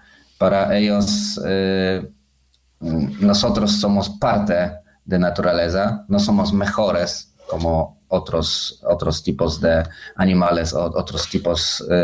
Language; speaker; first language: Spanish; non-native, learner; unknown